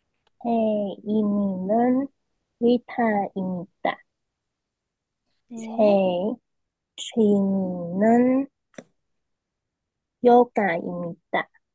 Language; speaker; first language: Korean; non-native, learner; Chinese